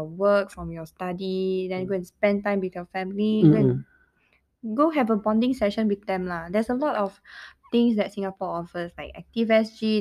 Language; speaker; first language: English; non-native, local second language; Chinese